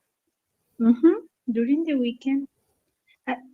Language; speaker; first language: English; non-native, learner; Spanish